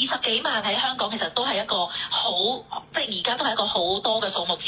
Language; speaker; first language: Cantonese; native; Cantonese